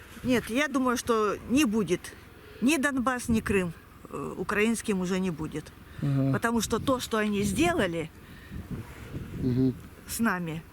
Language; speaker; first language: Russian; native; Russian